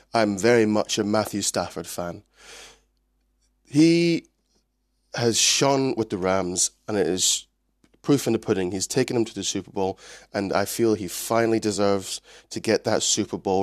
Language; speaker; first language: English; native; English